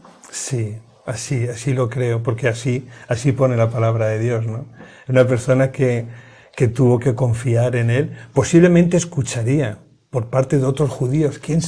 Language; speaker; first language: Spanish; native; Spanish